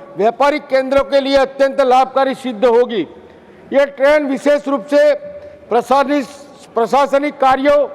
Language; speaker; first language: Hindi; non-native, local second language; Gujarati